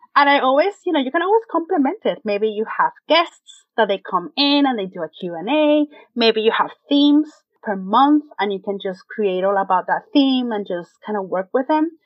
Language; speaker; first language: English; non-native, fluent; Spanish